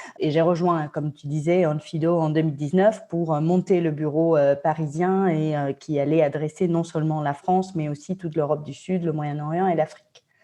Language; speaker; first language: French; non-native, fluent; Spanish